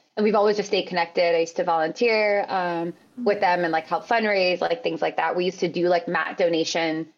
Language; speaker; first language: English; native; English